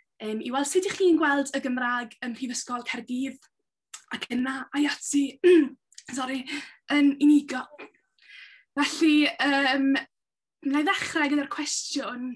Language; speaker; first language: Welsh; native; Welsh